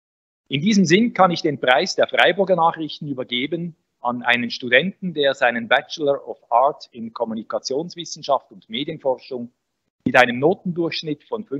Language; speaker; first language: German; native; German